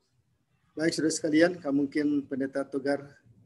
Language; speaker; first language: Indonesian; native; Indonesian